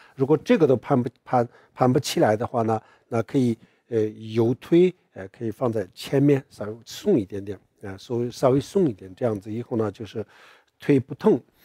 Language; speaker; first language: Chinese; non-native, local second language; Tibetan